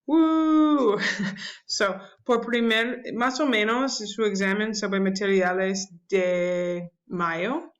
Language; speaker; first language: Spanish; non-native, learner; English